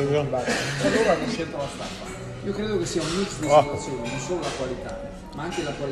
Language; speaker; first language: Italian; native; Italian